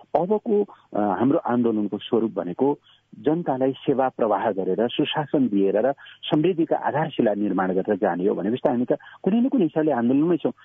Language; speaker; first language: Nepali; native; Nepali